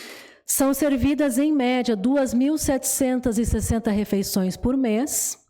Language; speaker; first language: Portuguese; native; Portuguese